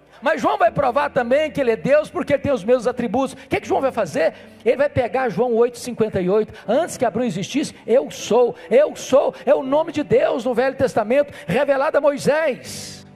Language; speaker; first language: Portuguese; native; Portuguese